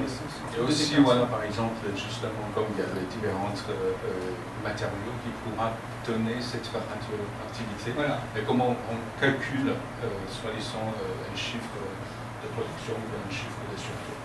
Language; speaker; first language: French; non-native, fluent; Chinese